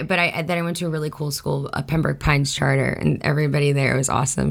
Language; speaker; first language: English; early bilingual, other home language; Spanish